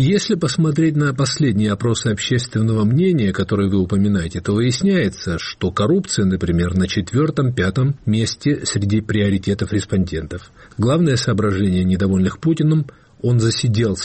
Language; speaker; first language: Russian; native; Russian